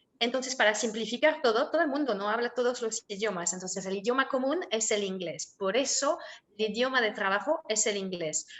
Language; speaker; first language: Spanish; non-native, fluent; French